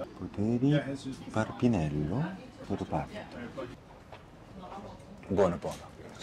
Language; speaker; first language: Italian; non-native, learner; Korean